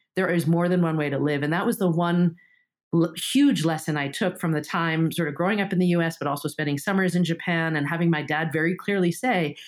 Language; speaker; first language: English; early bilingual, other home language; Japanese